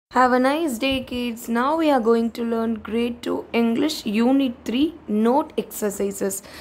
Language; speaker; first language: English; non-native, local second language; Tamil